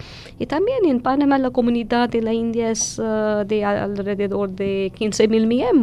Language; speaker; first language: Spanish; non-native, fluent; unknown